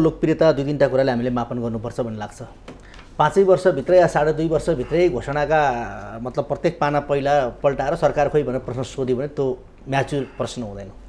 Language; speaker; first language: Nepali; native; Nepali